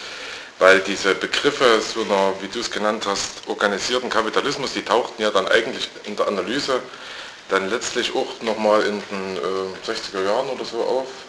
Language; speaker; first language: German; native; German